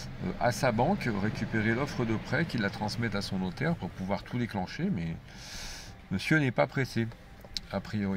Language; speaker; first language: French; native; French